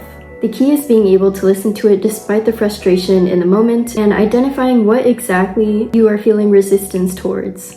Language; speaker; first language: English; native; English